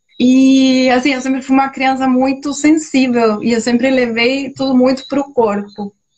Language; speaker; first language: Portuguese; non-native, fluent; Spanish